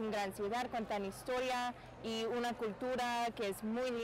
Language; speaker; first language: Spanish; non-native, fluent; English